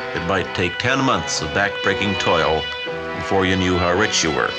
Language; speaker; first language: English; native; English